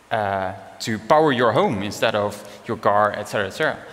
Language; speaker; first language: English; non-native, fluent; Dutch